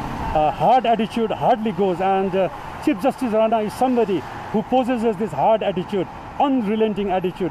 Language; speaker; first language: English; non-native, local second language; Nepali